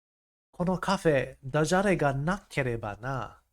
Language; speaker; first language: Japanese; non-native, learner; English